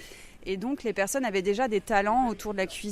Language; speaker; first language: French; native; French